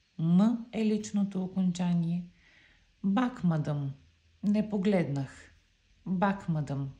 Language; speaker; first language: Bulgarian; non-native, local second language; Turkish